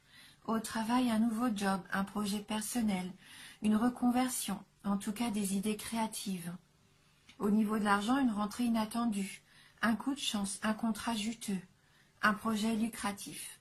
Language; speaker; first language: French; native; French